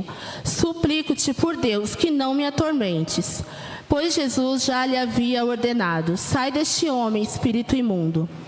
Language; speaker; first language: Portuguese; native; Portuguese